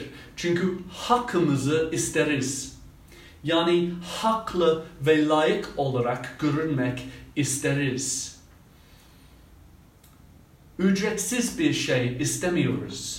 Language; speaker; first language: Turkish; non-native, fluent; English